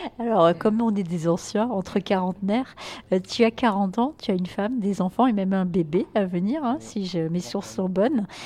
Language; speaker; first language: French; native; French